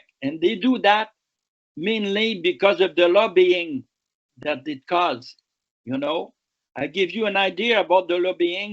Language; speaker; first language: English; non-native, local second language; French